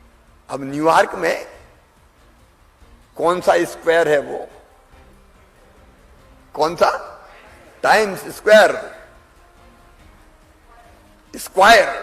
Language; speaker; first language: Hindi; native; Hindi